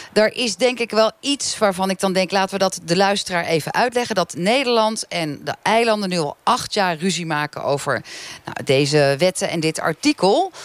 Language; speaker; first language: Dutch; native; Dutch